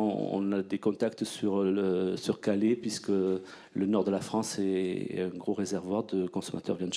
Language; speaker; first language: French; native; French